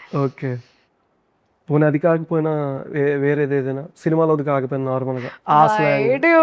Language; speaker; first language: Telugu; native; Telugu